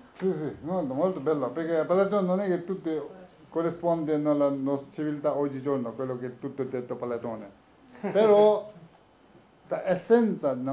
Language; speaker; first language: Italian; non-native, learner; Tibetan